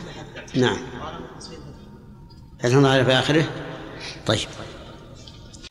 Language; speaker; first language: Arabic; native; Arabic